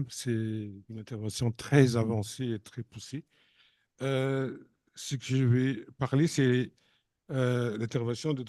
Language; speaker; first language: French; non-native, local second language; Malagasy